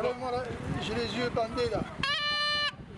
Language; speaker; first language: French; native; French